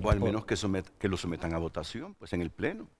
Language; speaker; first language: Spanish; native; Spanish